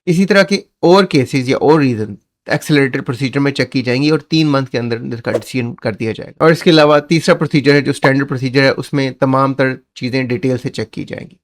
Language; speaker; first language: Urdu; non-native, local second language; Punjabi